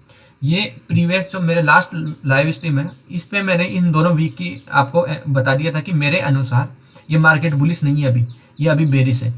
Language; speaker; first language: Hindi; native; Hindi